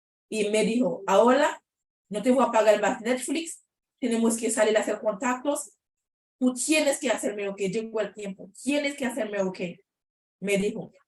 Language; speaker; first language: Spanish; non-native, learner; Haitian Creole